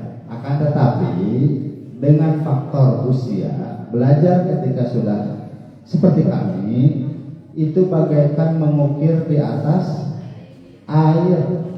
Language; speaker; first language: Indonesian; non-native, local second language; Sundanese